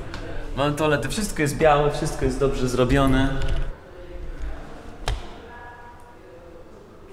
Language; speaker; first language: Polish; non-native, learner; Russian